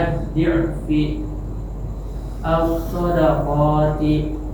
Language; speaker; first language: Arabic; non-native, learner; Indonesian